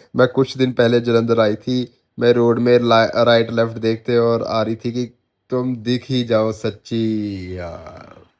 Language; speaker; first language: Hindi; native; Hindi